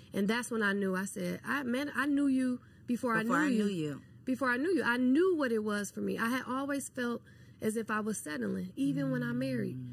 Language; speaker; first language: English; native; English